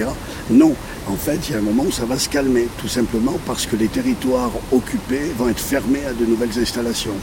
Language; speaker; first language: French; native; French